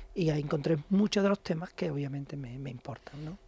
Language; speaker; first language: Spanish; native; Spanish